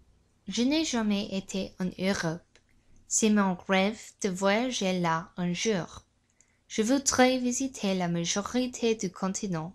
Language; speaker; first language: French; non-native, learner; English